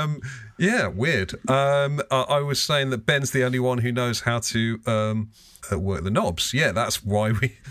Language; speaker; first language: English; native; English